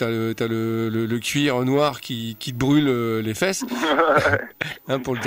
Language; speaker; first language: French; native; French